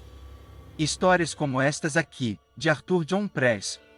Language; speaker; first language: Portuguese; native; Portuguese